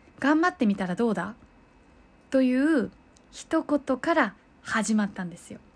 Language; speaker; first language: Japanese; early bilingual, other home language; Chinese